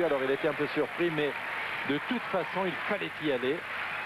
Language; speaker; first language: French; native; French